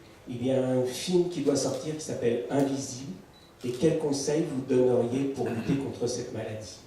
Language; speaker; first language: French; native; French